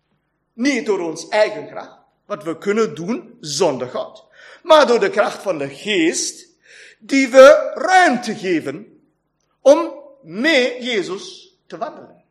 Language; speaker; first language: Dutch; non-native, fluent; German